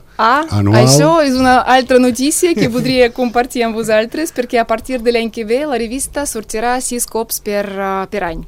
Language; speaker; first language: Catalan; non-native, fluent; Russian